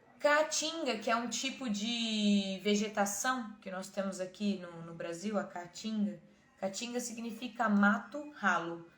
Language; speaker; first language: Portuguese; native; Portuguese